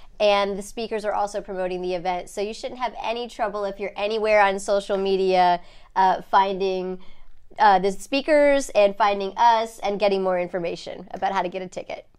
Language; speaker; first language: English; native; English